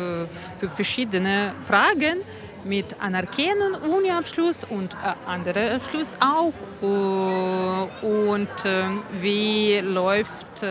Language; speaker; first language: German; non-native, learner; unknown